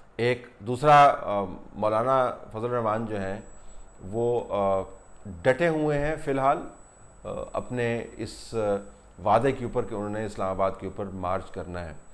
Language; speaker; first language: Urdu; native; Urdu